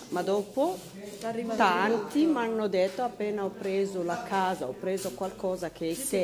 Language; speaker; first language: Italian; non-native, fluent; Arabic